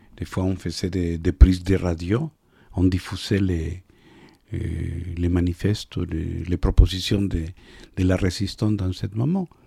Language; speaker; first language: French; non-native, fluent; Spanish